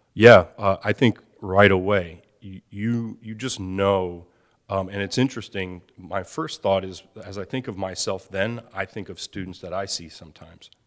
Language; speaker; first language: English; native; English